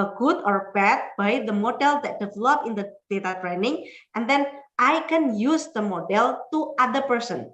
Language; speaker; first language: English; non-native, fluent; Indonesian